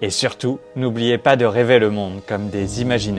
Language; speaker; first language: French; native; French